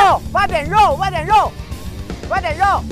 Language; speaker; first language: Chinese; non-native, local second language; Cantonese